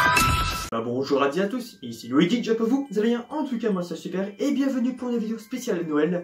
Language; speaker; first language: French; native; French